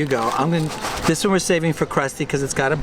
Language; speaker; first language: English; native; English